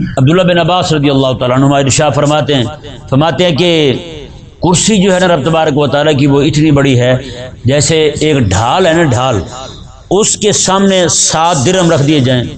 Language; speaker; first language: Urdu; non-native, local second language; Punjabi